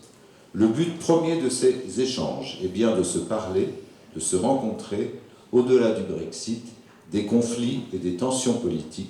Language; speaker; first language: French; native; French